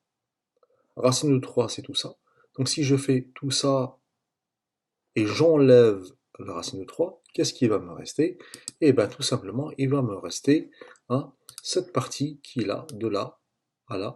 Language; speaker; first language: French; native; French